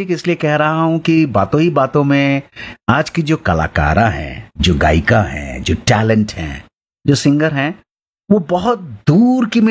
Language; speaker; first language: Hindi; native; Hindi